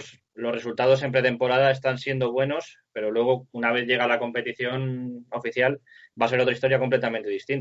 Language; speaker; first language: Spanish; native; Spanish